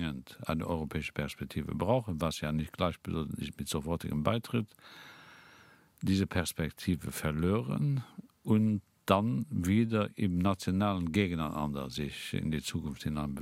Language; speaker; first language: German; non-native, local second language; Luxembourgish